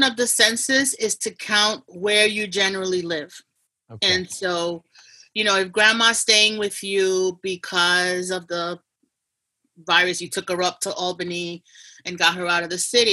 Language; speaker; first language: English; native; English